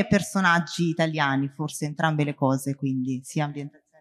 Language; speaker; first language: Italian; native; Italian